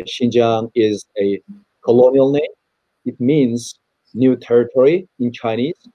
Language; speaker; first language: English; non-native, fluent; Chinese